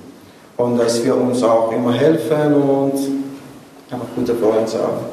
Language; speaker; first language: German; non-native, learner; Persian